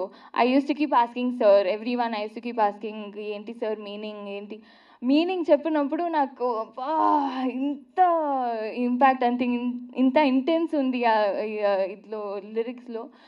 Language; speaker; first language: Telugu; non-native, learner; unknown